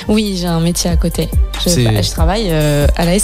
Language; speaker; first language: French; native; French